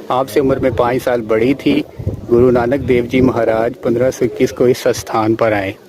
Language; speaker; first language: Urdu; non-native, local second language; Punjabi